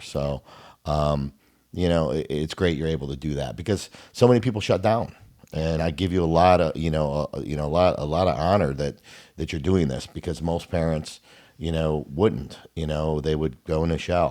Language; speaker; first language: English; native; English